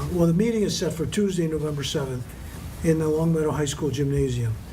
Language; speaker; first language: English; native; English